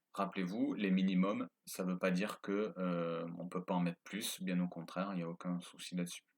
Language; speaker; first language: French; native; French